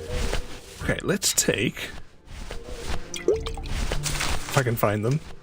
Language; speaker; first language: English; native; English